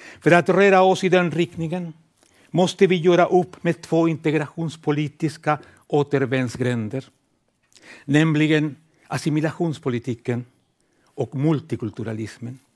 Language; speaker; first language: Swedish; non-native, fluent; Spanish